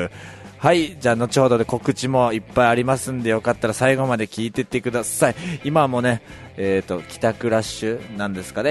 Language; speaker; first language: Japanese; native; Japanese